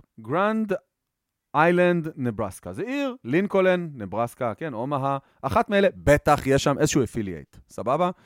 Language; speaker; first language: Hebrew; native; Hebrew